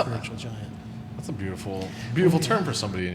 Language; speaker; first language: English; native; English